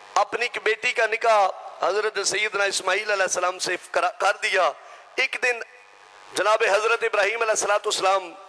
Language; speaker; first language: Urdu; native; Urdu